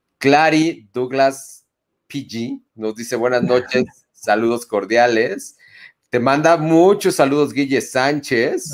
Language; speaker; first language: Spanish; native; Spanish